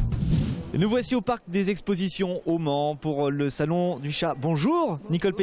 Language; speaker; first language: French; native; French